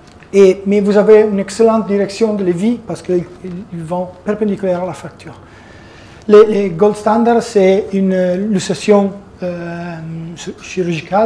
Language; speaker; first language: French; non-native, fluent; Italian